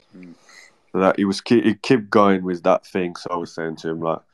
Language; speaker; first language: English; non-native, fluent; French